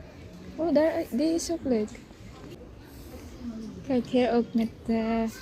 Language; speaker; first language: Dutch; non-native, learner; Filipino